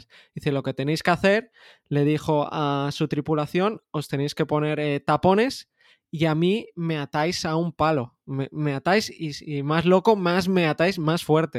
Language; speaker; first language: Spanish; native; Spanish